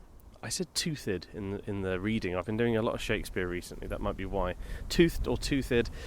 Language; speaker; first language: English; native; English